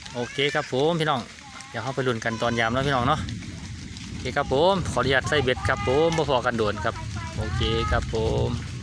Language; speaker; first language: Thai; native; Thai